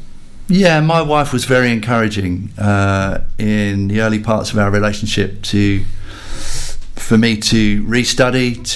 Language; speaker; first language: English; native; English